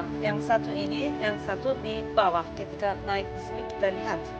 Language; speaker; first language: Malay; non-native, fluent; Turkish